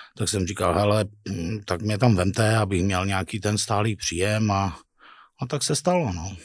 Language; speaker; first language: Czech; native; Czech